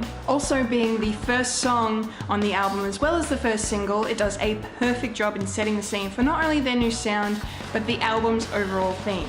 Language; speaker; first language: English; native; English